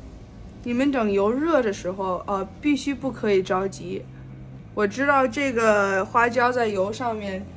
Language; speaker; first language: Chinese; early bilingual, heritage; Chinese